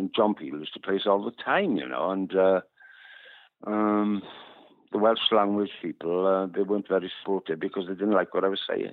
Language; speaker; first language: English; non-native, local second language; Welsh